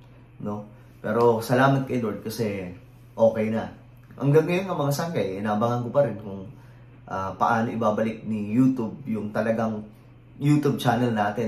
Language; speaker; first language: Filipino; native; Filipino